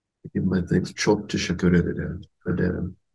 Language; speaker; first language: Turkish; non-native, learner; English